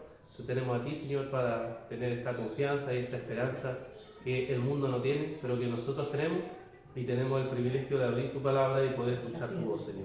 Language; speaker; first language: Spanish; native; Spanish